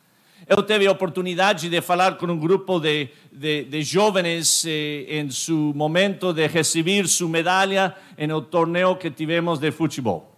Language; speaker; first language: Portuguese; non-native, fluent; English